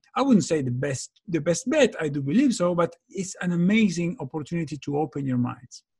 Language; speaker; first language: English; non-native, fluent; Spanish